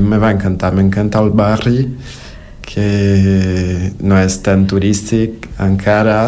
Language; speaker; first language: Catalan; non-native, learner; Portuguese